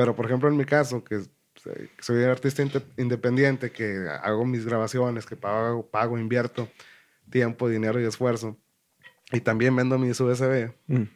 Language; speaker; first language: Spanish; native; Spanish